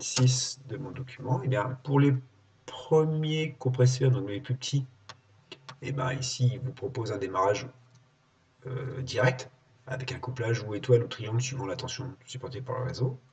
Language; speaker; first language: French; native; French